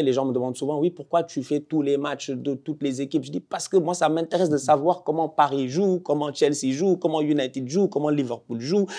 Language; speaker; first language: French; non-native, local second language; Wolof